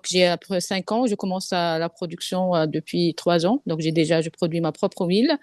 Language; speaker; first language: French; non-native, local second language; Arabic